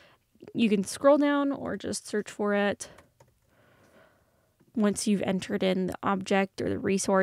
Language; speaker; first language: English; native; English